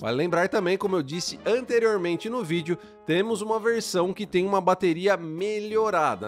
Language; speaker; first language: Portuguese; native; Portuguese